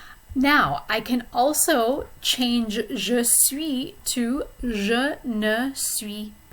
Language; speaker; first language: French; non-native, fluent; English